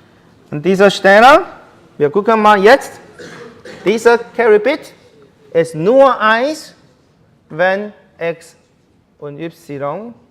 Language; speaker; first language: German; non-native, learner; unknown